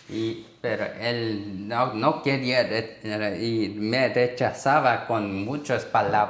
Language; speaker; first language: Spanish; non-native, learner; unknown